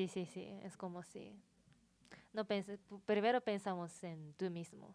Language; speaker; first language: Spanish; non-native, learner; Japanese